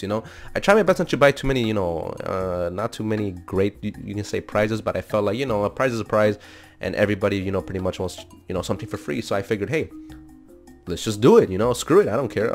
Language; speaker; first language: English; early bilingual, other home language; Spanish